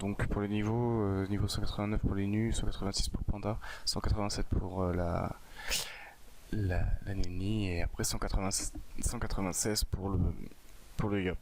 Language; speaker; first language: French; native; French